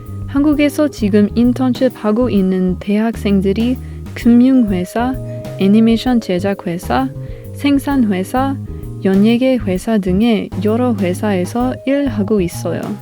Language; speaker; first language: Korean; non-native, learner; English